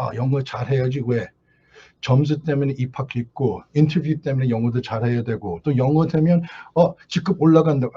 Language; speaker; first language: Korean; early bilingual, heritage; Korean